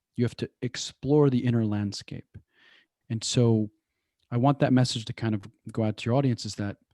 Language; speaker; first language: English; early bilingual, other home language; Persian